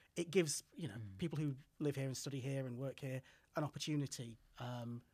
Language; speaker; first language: English; native; English